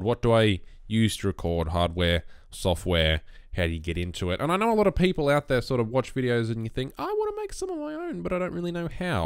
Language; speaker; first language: English; native; English